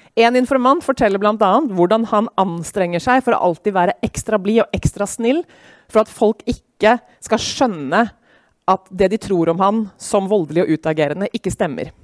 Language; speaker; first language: Norwegian; native; Norwegian